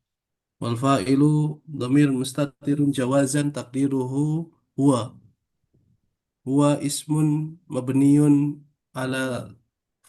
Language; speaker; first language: Arabic; non-native, learner; Indonesian